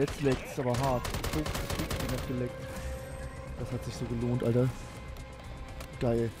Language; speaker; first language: German; native; German